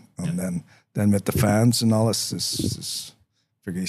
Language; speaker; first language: German; non-native, learner; English